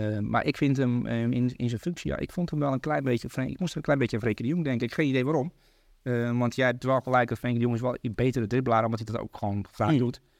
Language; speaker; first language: Dutch; early bilingual, other home language; Turkish